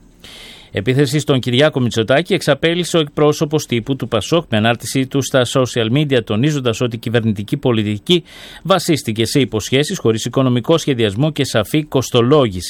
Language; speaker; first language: Greek; native; Greek